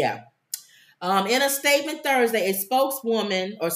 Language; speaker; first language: English; native; English